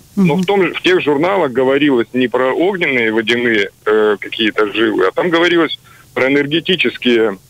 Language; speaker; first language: Russian; native; Russian